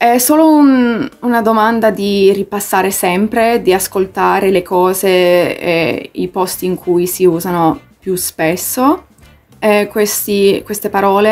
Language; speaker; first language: Italian; early bilingual, heritage; English